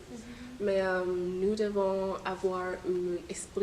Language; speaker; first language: French; non-native, fluent; English